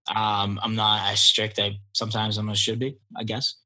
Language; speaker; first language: English; early bilingual, other home language; Polish